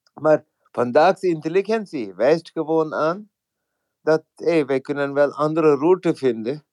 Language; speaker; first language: Dutch; non-native, fluent; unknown